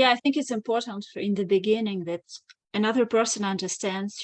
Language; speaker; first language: English; non-native, fluent; Russian